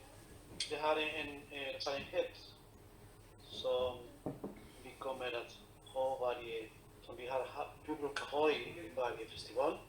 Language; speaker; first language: Swedish; non-native, fluent; Spanish